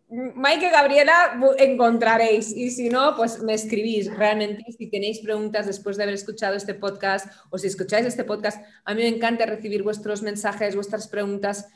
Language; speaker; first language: Spanish; non-native, fluent; German